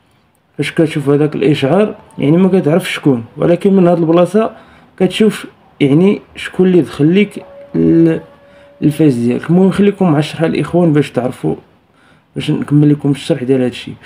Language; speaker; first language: Arabic; native; Arabic